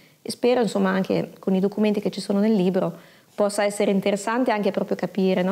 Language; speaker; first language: Italian; native; Italian